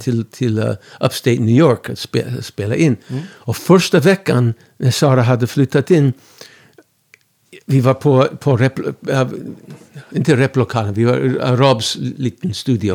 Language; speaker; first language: Swedish; non-native, fluent; English